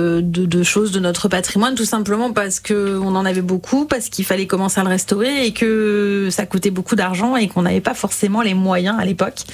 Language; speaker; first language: French; native; French